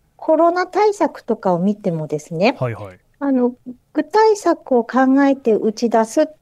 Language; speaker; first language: Japanese; native; Japanese